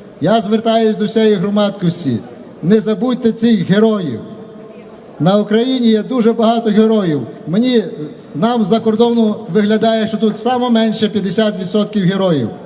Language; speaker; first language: Ukrainian; native; Ukrainian